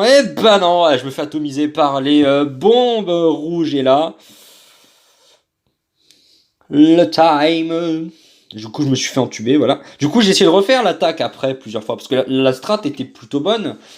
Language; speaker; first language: French; native; French